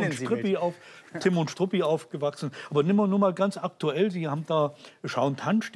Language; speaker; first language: German; native; German